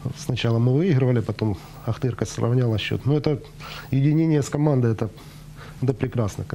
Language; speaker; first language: Russian; native; Russian